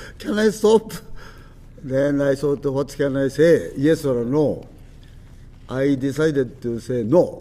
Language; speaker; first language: English; non-native, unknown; Japanese